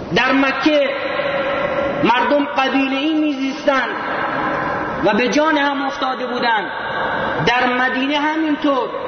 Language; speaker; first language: Persian; native; Persian